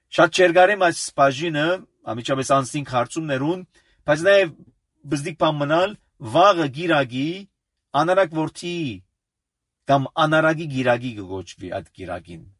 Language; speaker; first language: Armenian; early bilingual, heritage; Armenian